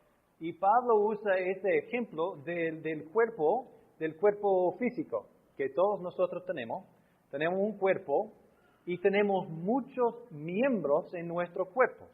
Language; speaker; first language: Spanish; non-native, fluent; English